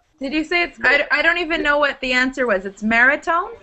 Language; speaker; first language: English; native; English